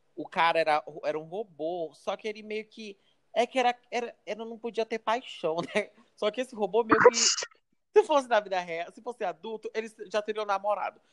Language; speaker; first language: Portuguese; native; Portuguese